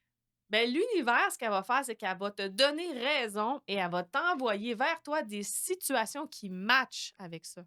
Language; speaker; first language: French; native; French